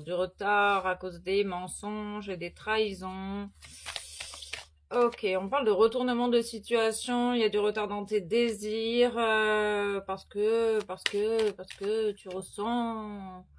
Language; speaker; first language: French; native; French